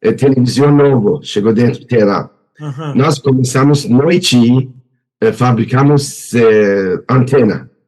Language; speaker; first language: Portuguese; non-native, learner; Persian